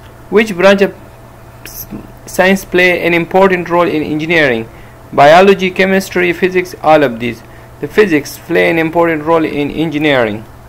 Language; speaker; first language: English; non-native, local second language; Urdu